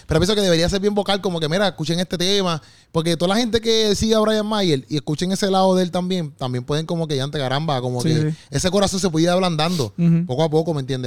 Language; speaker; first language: Spanish; native; Spanish